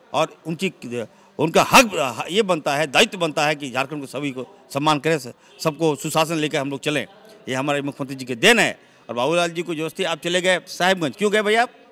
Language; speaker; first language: Hindi; native; Hindi